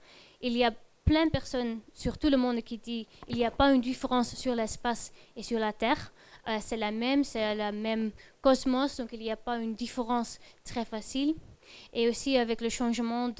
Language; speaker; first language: French; non-native, fluent; Dutch